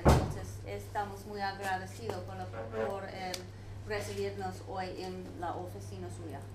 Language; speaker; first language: Spanish; non-native, fluent; English